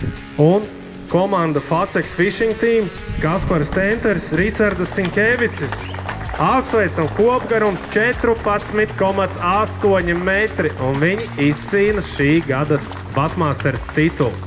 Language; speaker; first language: Latvian; native; Latvian